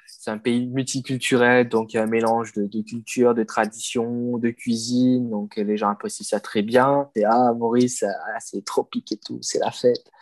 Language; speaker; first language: French; non-native, local second language; Morisyen